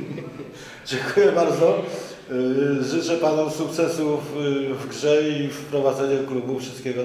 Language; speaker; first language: Polish; native; Polish